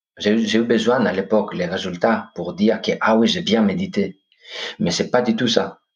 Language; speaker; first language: French; non-native, fluent; Greek